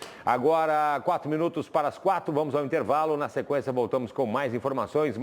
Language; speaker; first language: Portuguese; native; Portuguese